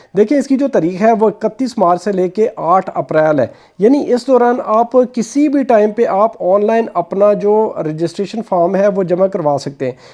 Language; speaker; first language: Urdu; native; Urdu